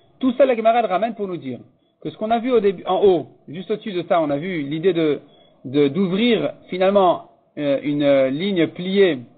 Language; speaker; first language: French; native; French